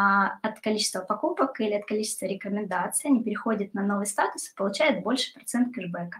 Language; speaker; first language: Russian; native; Russian